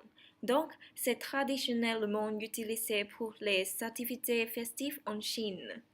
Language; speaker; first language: French; non-native, learner; Chinese